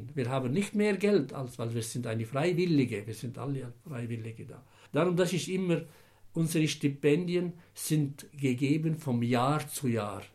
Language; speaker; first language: German; non-native, fluent; Arabic